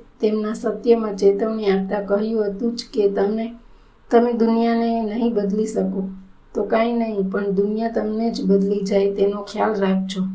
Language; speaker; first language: Gujarati; native; Gujarati